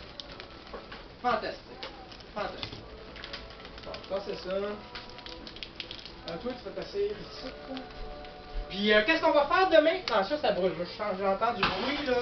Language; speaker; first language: French; native; French